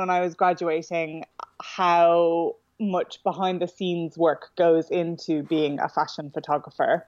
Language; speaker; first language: English; native; English